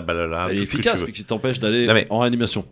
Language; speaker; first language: French; native; French